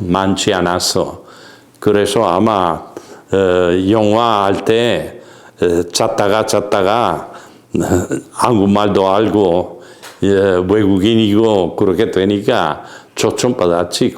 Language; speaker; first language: Korean; non-native, fluent; Italian